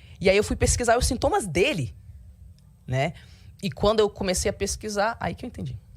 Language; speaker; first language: Portuguese; early bilingual, heritage; Portuguese